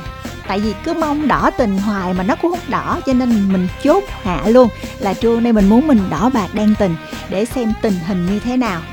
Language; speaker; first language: Vietnamese; native; Vietnamese